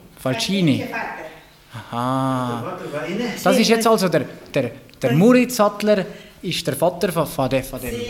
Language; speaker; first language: German; native; German